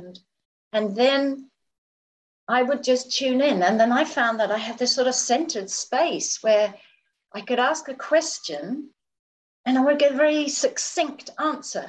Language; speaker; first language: English; native; English